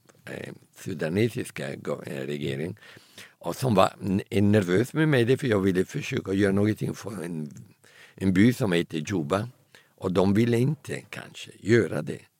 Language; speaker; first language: Swedish; early bilingual, heritage; Italian